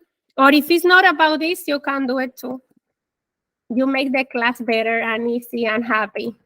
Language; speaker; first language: English; non-native, fluent; Spanish